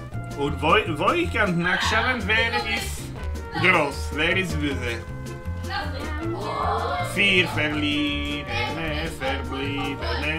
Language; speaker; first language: German; non-native, learner; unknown